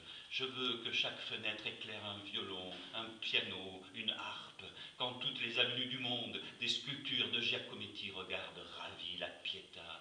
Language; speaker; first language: French; native; French